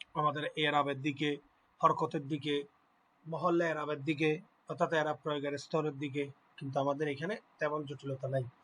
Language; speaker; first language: Bangla; native; Bangla